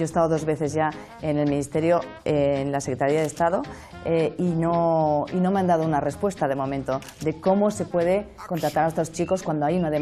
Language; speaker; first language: Spanish; native; Spanish